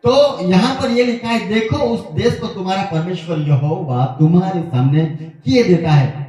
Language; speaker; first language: Hindi; non-native, local second language; Gujarati